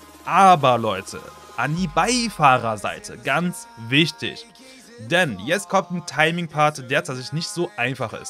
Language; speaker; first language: German; native; German